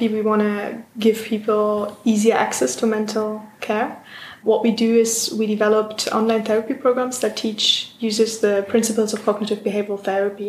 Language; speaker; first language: English; non-native, fluent; German